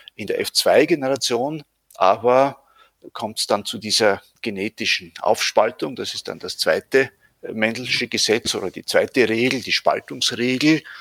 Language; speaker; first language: German; native; German